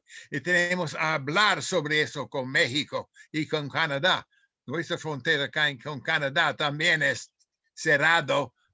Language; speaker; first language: Spanish; non-native, fluent; English